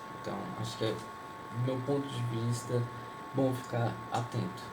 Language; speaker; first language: Portuguese; native; Portuguese